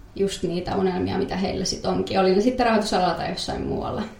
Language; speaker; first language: Finnish; native; Finnish